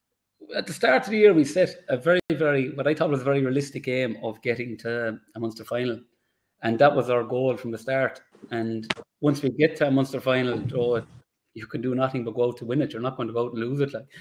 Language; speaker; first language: English; native; English